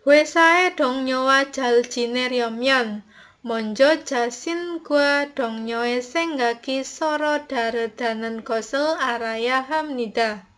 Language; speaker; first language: Korean; non-native, learner; Indonesian